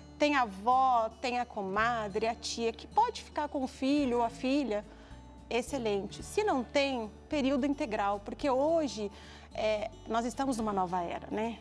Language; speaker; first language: Portuguese; native; Portuguese